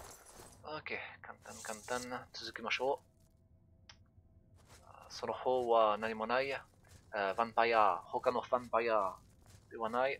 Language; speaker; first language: Japanese; non-native, learner; French